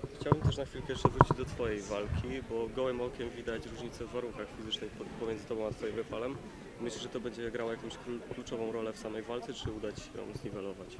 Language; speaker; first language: Polish; native; Polish